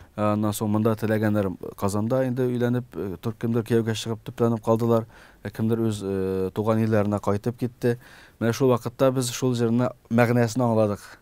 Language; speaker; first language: Tatar; early bilingual, heritage; Tatar